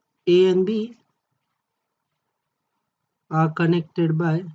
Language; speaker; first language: English; non-native, local second language; Marathi